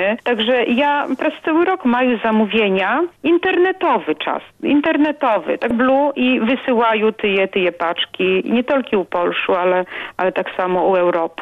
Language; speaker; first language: Polish; non-native, local second language; Belarusian